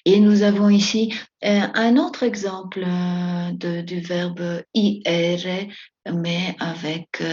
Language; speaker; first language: French; non-native, fluent; Spanish